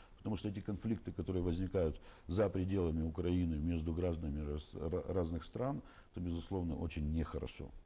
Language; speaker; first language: Russian; native; Russian